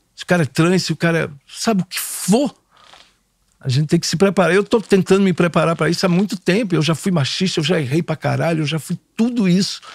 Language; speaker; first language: Portuguese; native; Portuguese